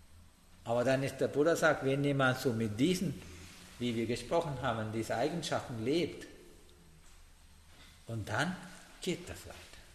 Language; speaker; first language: German; non-native, learner; Sinhala